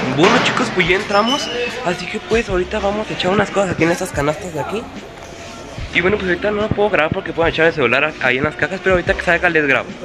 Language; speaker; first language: Spanish; early bilingual, heritage; Spanish